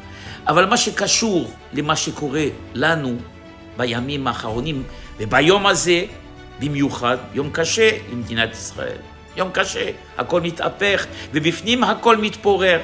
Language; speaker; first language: Hebrew; non-native, fluent; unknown